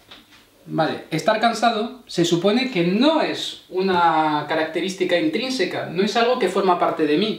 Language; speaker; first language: Spanish; non-native, fluent; French